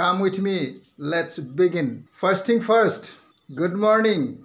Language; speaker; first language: English; non-native, local second language; Assamese